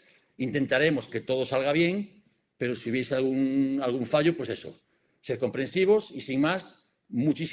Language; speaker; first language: Spanish; native; Spanish